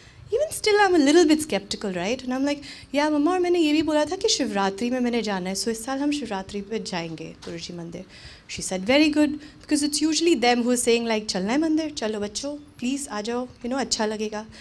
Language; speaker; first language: English; early bilingual, other home language; Hindi